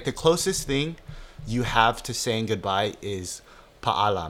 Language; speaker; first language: English; early bilingual, other home language; Filipino